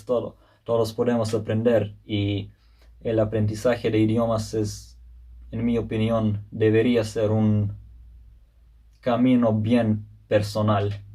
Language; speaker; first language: Spanish; non-native, fluent; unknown